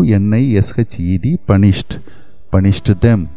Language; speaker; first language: English; non-native, local second language; Tamil